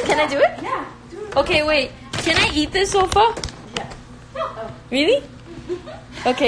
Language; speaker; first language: English; non-native, fluent; Portuguese